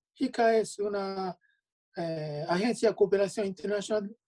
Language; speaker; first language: Spanish; non-native, learner; Japanese